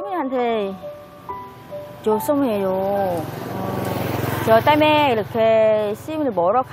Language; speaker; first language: Korean; non-native, learner; Vietnamese